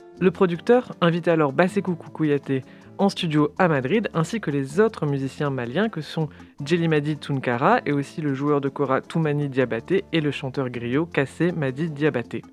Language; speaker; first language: French; native; French